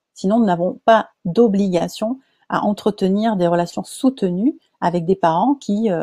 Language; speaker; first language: French; native; French